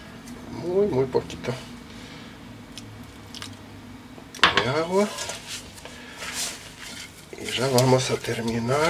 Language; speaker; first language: Spanish; non-native, learner; Russian